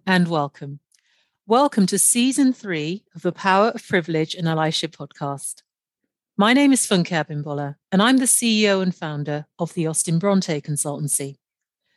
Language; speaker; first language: English; non-native, local second language; Yoruba